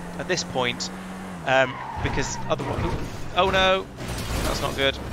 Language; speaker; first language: English; native; English